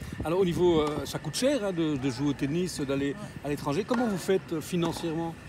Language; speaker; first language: French; native; French